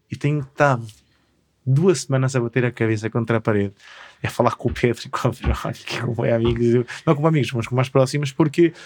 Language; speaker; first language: Portuguese; non-native, fluent; Spanish